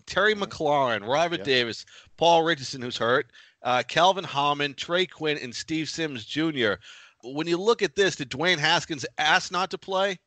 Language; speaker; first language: English; native; English